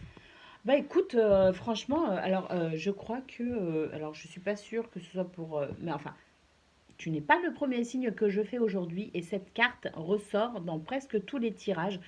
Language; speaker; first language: French; native; French